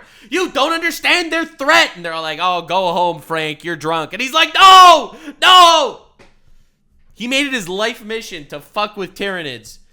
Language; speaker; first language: English; native; English